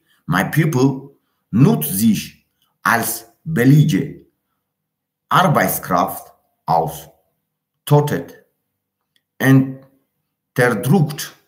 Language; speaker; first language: German; non-native, learner; Tajik